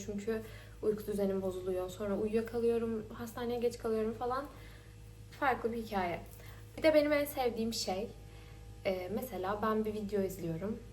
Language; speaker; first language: Turkish; early bilingual, heritage; Turkish